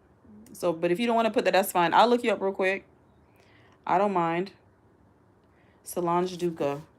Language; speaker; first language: English; native; English